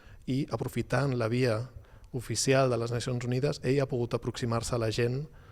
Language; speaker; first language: Catalan; native; Catalan